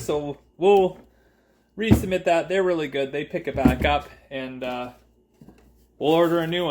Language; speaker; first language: English; native; English